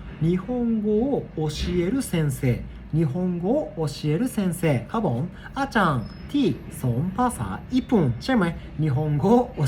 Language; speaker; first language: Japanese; non-native, fluent; Thai